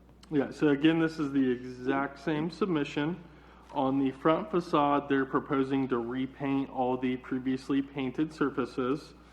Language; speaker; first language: English; native; English